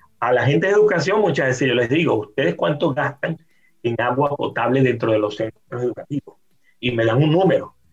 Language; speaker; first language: Spanish; native; Spanish